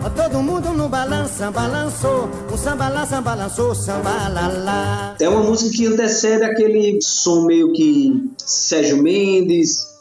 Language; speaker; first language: Portuguese; native; Portuguese